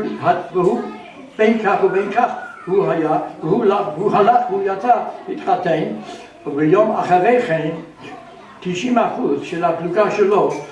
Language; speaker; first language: Hebrew; non-native, fluent; German